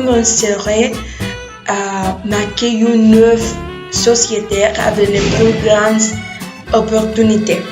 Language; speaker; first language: French; non-native, learner; Spanish